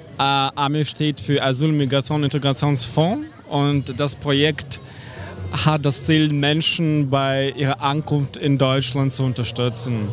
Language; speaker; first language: German; non-native, fluent; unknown